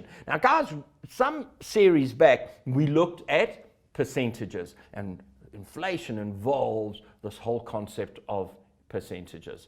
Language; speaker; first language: English; native; English